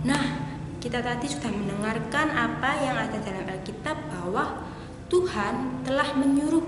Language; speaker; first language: Indonesian; native; Indonesian